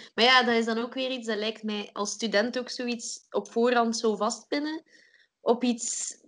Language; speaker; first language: Dutch; native; Dutch